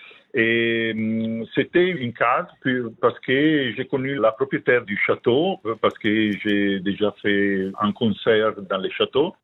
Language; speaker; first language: French; non-native, fluent; Italian